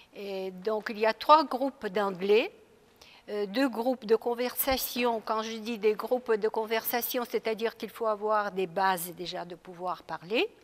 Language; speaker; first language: French; non-native, fluent; Russian